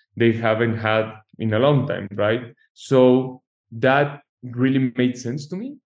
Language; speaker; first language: English; non-native, fluent; Spanish